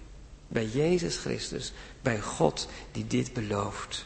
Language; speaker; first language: Dutch; native; Dutch